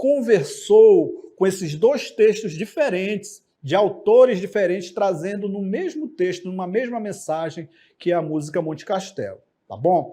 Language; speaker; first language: Portuguese; native; Portuguese